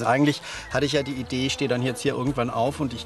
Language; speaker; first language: German; native; German